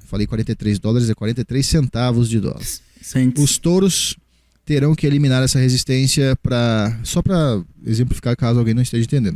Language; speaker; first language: Portuguese; native; Portuguese